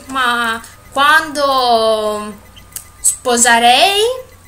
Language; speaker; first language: Italian; non-native, learner; Greek